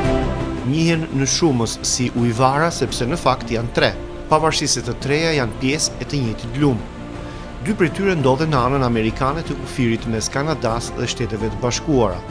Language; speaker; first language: Albanian; native; Albanian